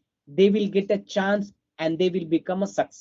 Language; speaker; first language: English; non-native, fluent; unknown